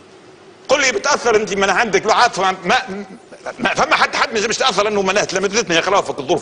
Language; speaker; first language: Arabic; native; Arabic